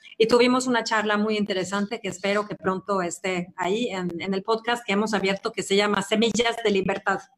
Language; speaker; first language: Spanish; non-native, fluent; Swedish